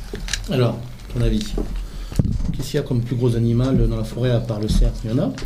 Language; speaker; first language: French; native; French